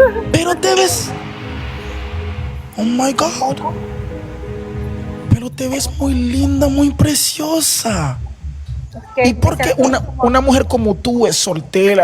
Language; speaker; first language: Spanish; non-native, fluent; Haitian Creole